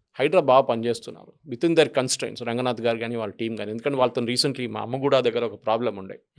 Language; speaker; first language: Telugu; non-native, fluent; Malayalam